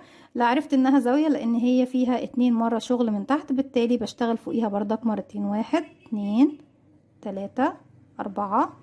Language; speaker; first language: Arabic; native; Arabic